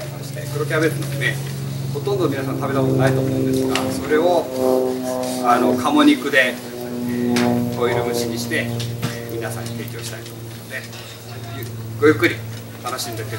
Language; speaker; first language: Japanese; native; Japanese